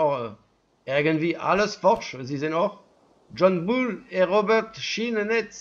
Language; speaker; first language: German; non-native, learner; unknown